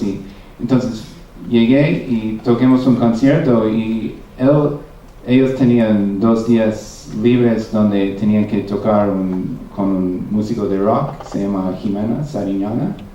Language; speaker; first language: Spanish; non-native, fluent; English